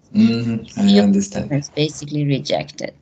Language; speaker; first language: English; non-native, fluent; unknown